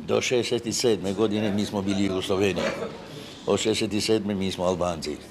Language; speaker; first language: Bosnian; early bilingual, heritage; Serbian